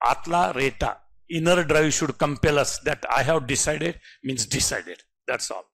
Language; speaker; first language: English; non-native, local second language; Marathi